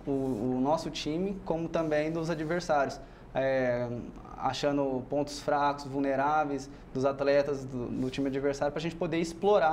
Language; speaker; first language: Portuguese; native; Portuguese